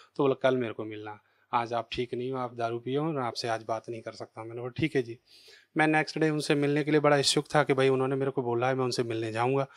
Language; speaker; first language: Hindi; native; Hindi